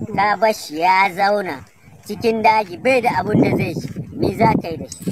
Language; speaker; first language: Hausa; non-native, local second language; Fula